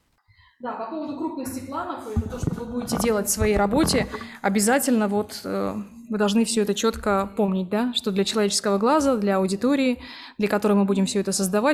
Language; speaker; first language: Russian; native; Russian